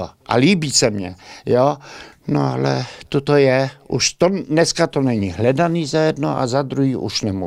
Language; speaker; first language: Czech; early bilingual, heritage; Czech